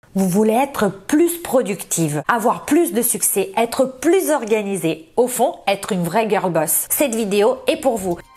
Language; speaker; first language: French; non-native, fluent; Italian